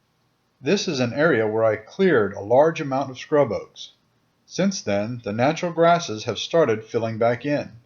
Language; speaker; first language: English; native; English